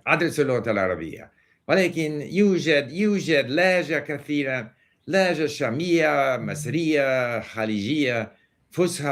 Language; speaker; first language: Arabic; non-native, learner; Spanish